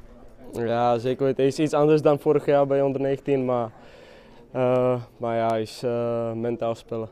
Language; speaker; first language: Dutch; non-native, fluent; Czech